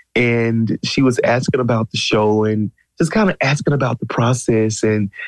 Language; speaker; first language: English; native; English